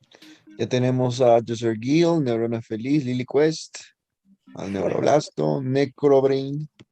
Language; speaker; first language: Spanish; native; Spanish